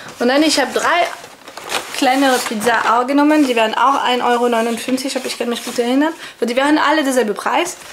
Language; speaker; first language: German; non-native, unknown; French